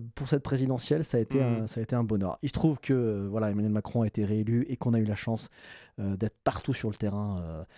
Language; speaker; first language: French; native; French